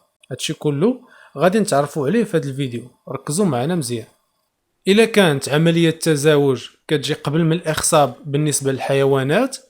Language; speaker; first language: Arabic; native; Arabic